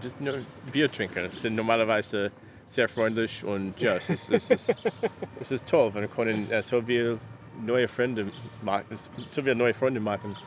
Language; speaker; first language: German; non-native, learner; English